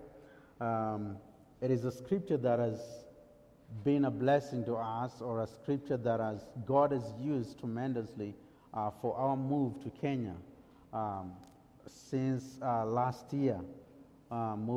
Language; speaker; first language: English; native; English